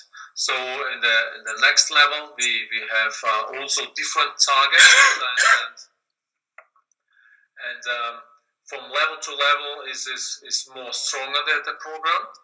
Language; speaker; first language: English; non-native, learner; German